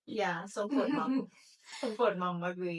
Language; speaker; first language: English; non-native, learner; Thai